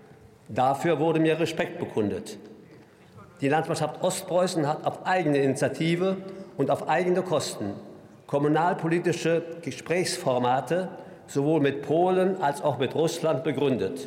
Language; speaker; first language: German; native; German